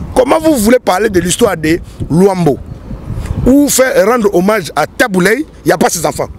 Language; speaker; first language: French; non-native, local second language; Lingala